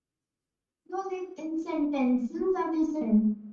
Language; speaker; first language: English; non-native, learner; Hindi